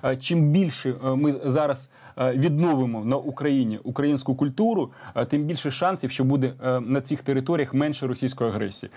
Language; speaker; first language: Ukrainian; native; Ukrainian